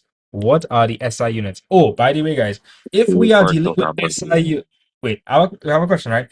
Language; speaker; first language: English; native; English